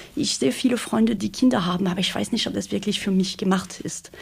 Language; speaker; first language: German; non-native, fluent; French